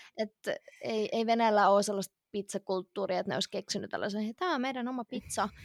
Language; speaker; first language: Finnish; early bilingual, other home language; Russian